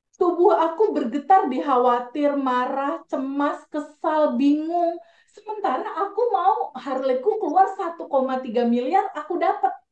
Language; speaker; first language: Indonesian; native; Indonesian